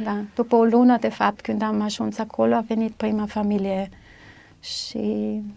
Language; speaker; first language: Romanian; non-native, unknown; German